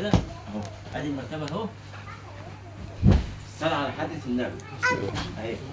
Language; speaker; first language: Arabic; native; Arabic